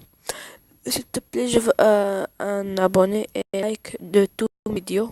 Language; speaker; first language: French; non-native, learner; Arabic